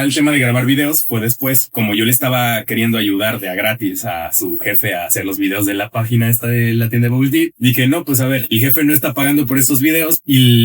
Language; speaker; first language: Spanish; native; Spanish